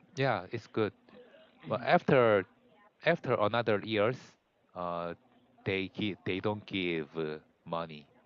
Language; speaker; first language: English; non-native, learner; Korean